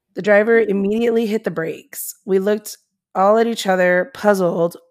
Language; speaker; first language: English; native; English